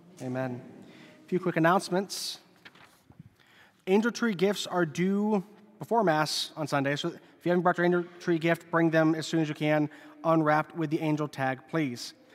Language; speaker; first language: English; native; English